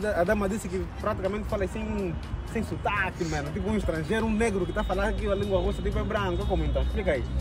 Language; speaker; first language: Portuguese; native; Portuguese